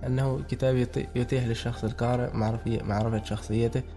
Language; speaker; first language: Arabic; native; Arabic